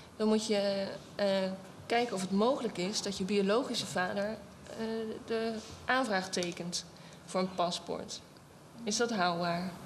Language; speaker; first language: Dutch; native; Dutch